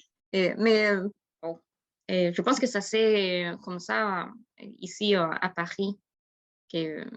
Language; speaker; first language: French; non-native, learner; Spanish